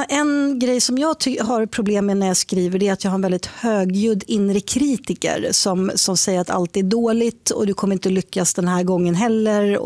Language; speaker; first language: Swedish; native; Swedish